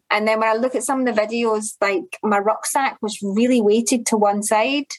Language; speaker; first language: English; native; English